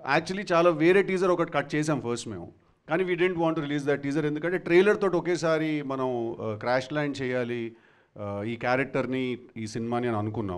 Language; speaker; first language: Telugu; native; Telugu